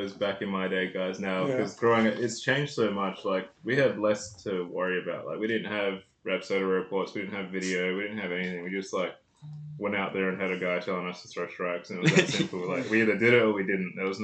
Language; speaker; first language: English; native; English